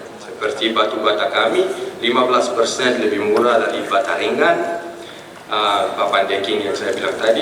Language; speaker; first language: Indonesian; non-native, fluent; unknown